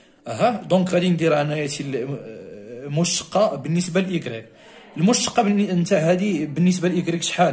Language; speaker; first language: Arabic; native; Arabic